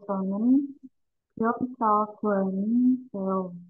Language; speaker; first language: Korean; non-native, learner; Indonesian